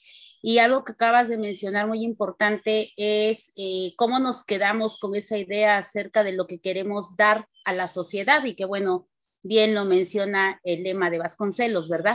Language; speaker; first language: Spanish; native; Spanish